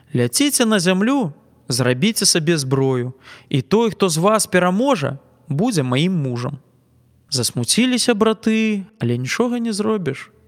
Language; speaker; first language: Belarusian; native; Belarusian